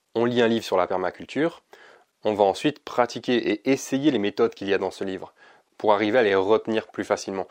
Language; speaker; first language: French; native; French